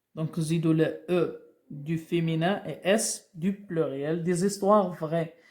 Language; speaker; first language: French; non-native, local second language; Arabic